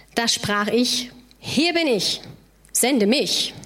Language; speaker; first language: German; native; German